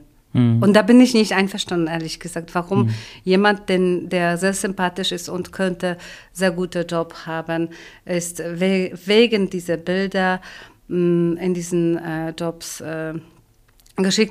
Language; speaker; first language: German; non-native, fluent; Polish